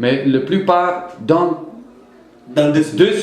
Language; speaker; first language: French; non-native, fluent; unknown